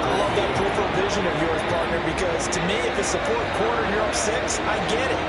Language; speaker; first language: English; native; English